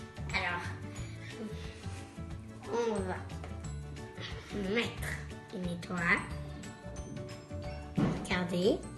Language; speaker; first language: French; early bilingual, heritage; French